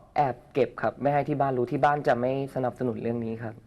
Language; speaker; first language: Thai; native; Thai